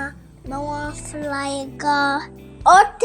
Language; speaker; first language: English; non-native, local second language; Jamaican Creole English